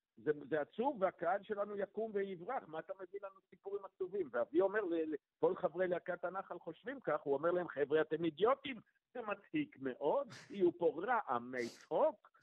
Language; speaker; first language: Hebrew; native; Hebrew